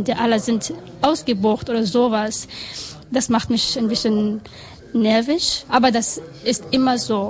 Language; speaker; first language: German; non-native, learner; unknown